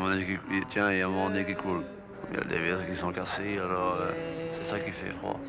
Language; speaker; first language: French; native; French